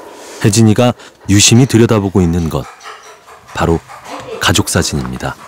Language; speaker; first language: Korean; native; Korean